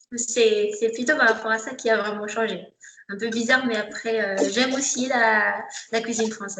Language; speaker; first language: French; non-native, local second language; Malagasy